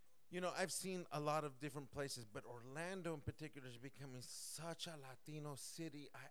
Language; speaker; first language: English; early bilingual, other home language; Spanish